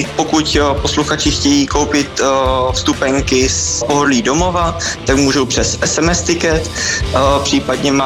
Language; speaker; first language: Czech; native; Czech